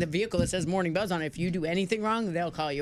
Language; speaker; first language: English; native; English